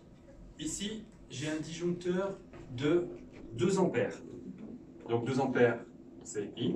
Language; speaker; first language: French; native; French